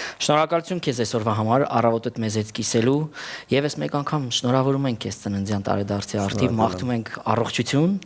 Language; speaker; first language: Armenian; native; Armenian